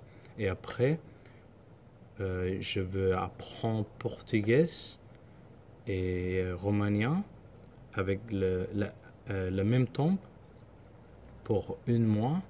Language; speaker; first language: French; non-native, learner; Somali